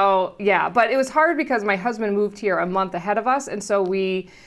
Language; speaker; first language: English; native; English